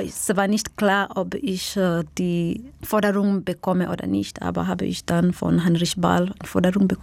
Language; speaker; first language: German; non-native, learner; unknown